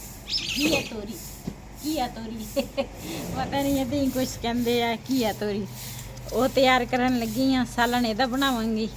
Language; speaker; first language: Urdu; non-native, local second language; Punjabi